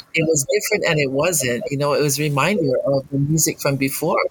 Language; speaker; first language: English; native; English